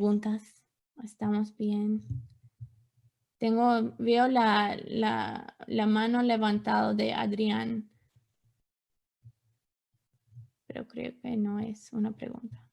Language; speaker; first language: Spanish; non-native, fluent; English